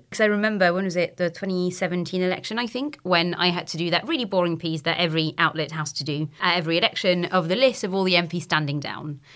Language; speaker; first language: English; non-native, fluent; French